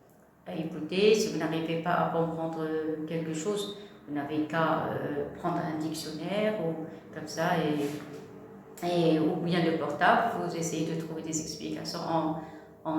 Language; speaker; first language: French; non-native, local second language; Arabic